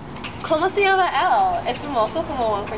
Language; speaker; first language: Spanish; non-native, learner; English